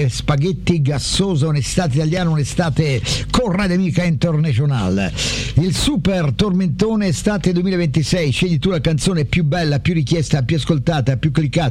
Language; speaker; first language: Italian; native; Italian